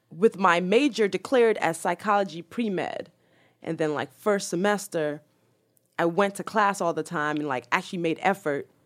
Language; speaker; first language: English; early bilingual, other home language; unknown